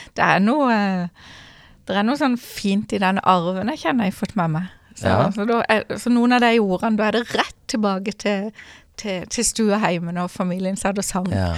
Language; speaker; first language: Norwegian; native; Norwegian